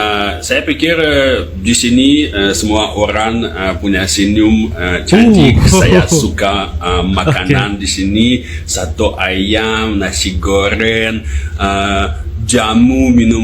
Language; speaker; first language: Indonesian; non-native, learner; Russian